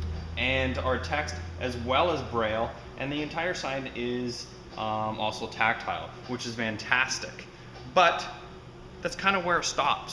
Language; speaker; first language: English; native; English